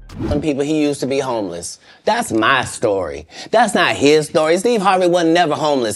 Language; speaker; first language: English; native; English